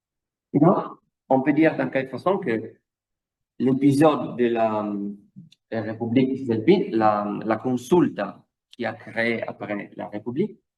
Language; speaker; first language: French; non-native, fluent; Italian